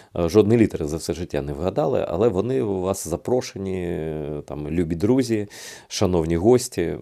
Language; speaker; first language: Ukrainian; non-native, fluent; Russian